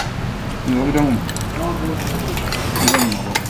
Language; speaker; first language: Korean; non-native, fluent; Urdu